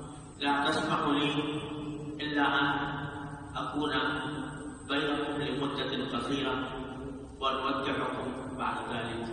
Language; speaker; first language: Arabic; non-native, fluent; Urdu